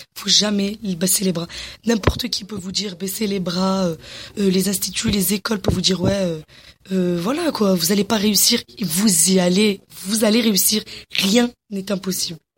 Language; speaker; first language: French; early bilingual, other home language; Arabic